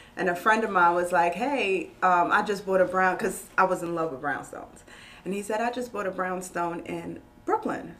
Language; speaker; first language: English; native; English